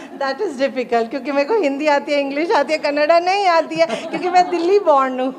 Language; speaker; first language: Hindi; non-native, local second language; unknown